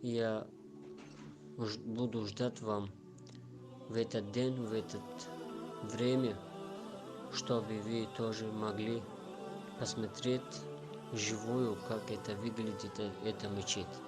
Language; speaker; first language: Russian; non-native, learner; Tajik